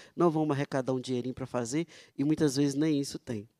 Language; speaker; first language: Portuguese; native; Portuguese